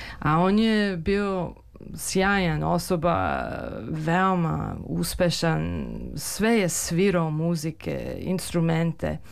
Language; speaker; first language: Serbian; early bilingual, heritage; Serbian